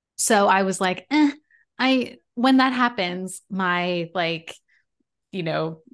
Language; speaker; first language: English; native; English